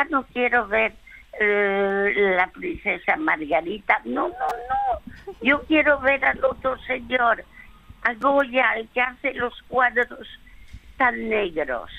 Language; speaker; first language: Spanish; early bilingual, other home language; French